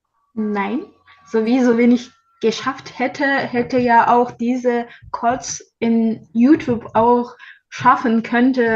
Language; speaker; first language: German; non-native, learner; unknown